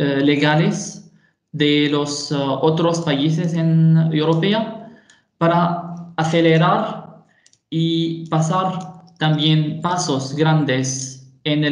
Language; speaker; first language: Spanish; non-native, fluent; Arabic